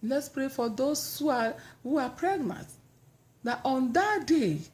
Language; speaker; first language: English; non-native, local second language; Yoruba